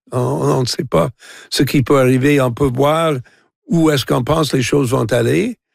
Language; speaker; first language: French; non-native, local second language; English